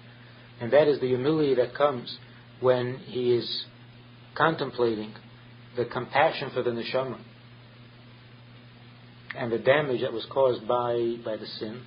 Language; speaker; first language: English; native; English